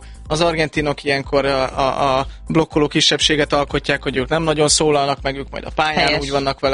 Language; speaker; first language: Hungarian; native; Hungarian